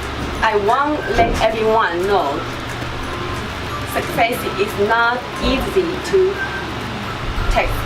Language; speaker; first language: English; non-native, learner; Chinese